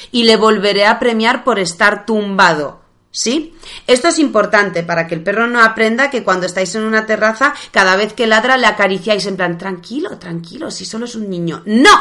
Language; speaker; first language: Spanish; non-native, fluent; Polish